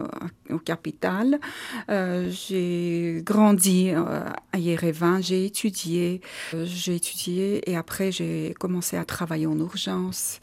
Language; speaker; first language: French; non-native, learner; Armenian